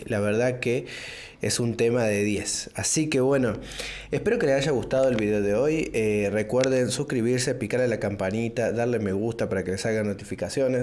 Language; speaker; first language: Spanish; native; Spanish